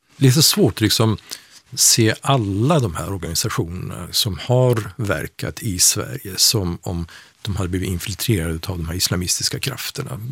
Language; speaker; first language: Swedish; non-native, fluent; Persian